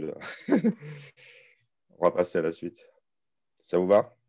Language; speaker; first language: French; native; French